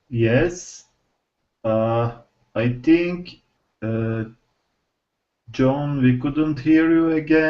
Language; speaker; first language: English; non-native, learner; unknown